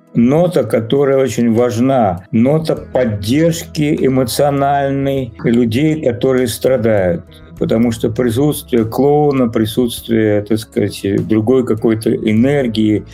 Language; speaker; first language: Russian; native; Russian